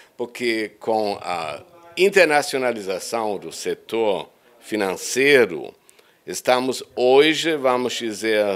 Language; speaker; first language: Portuguese; non-native, fluent; German